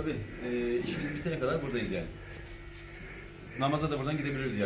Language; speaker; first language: Turkish; native; Turkish